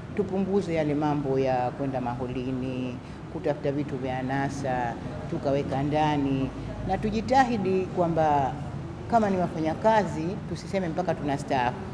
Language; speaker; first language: Swahili; native; Swahili